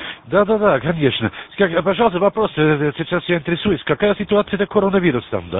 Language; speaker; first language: Russian; non-native, learner; German